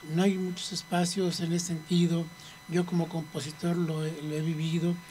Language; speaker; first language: Spanish; native; Spanish